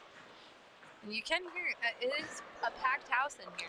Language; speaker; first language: English; native; English